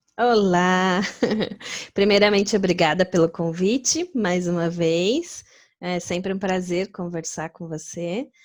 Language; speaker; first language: Portuguese; native; Portuguese